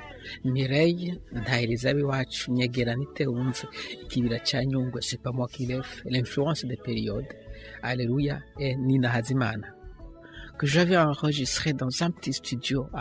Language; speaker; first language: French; non-native, local second language; Rundi